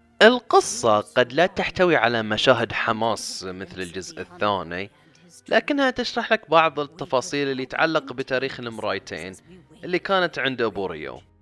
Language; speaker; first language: Arabic; native; Arabic